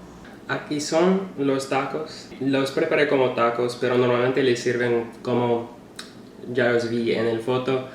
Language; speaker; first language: Spanish; non-native, learner; English